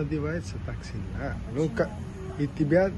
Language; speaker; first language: Russian; non-native, learner; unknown